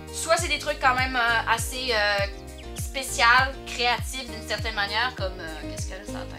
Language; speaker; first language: French; native; French